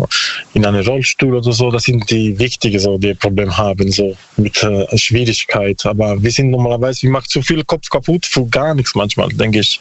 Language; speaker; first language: German; non-native, learner; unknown